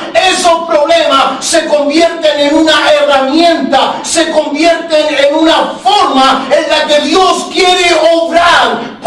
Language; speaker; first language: Spanish; native; Spanish